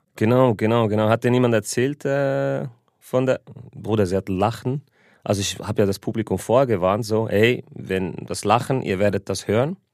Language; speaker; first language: German; early bilingual, other home language; Arabic